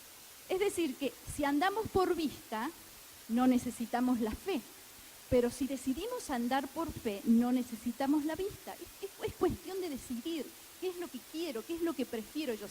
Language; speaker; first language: Spanish; native; Spanish